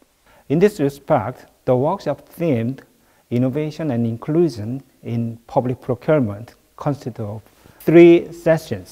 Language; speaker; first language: English; non-native, fluent; Korean